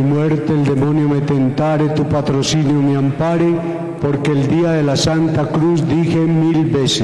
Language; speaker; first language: Spanish; native; Spanish